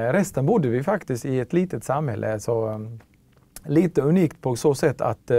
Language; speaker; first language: Swedish; early bilingual, other home language; Tigrinya